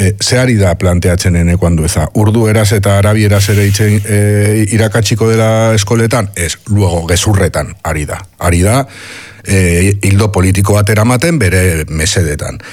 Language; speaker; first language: Basque; non-native, local second language; Spanish